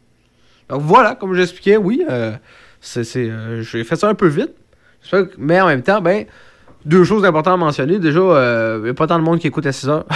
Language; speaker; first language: French; native; French